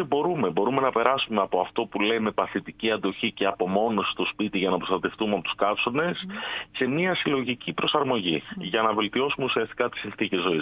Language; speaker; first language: Greek; native; Greek